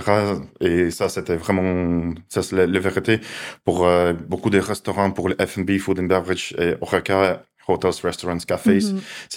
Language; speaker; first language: French; non-native, learner; Russian